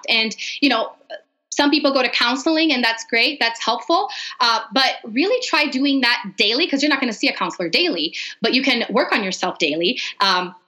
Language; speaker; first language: English; non-native, fluent; Portuguese